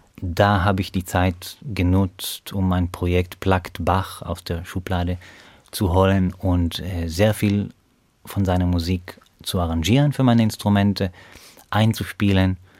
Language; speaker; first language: German; non-native, fluent; Hebrew